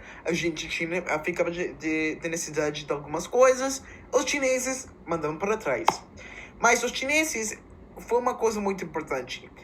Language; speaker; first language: Portuguese; non-native, learner; English